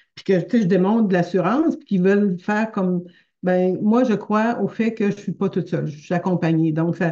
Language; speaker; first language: French; native; French